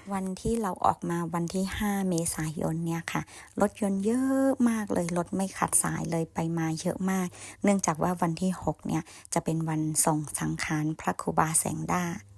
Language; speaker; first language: Thai; non-native, local second language; Khün